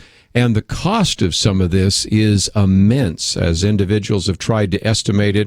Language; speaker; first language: English; native; English